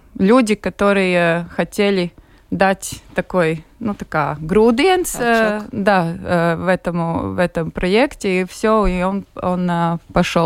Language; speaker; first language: Russian; non-native, local second language; Latvian